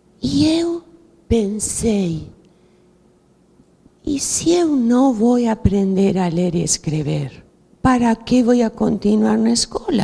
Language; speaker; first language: Portuguese; non-native, fluent; Spanish